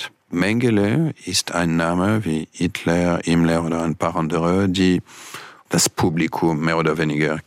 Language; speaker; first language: German; non-native, fluent; French